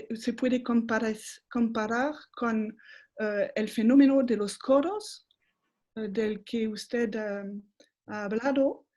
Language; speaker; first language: Spanish; non-native, fluent; French